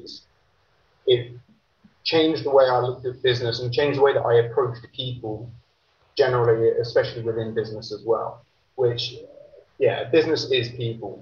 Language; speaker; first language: English; native; English